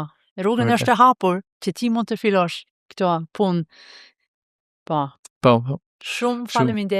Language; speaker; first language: Albanian; non-native, fluent; Norwegian